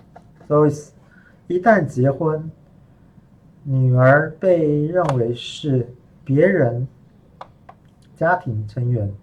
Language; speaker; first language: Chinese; non-native, fluent; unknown